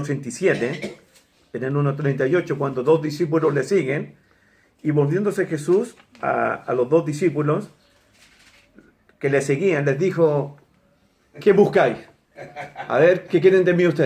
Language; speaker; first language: Spanish; native; Spanish